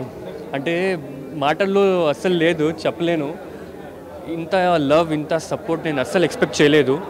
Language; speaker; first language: Telugu; non-native, local second language; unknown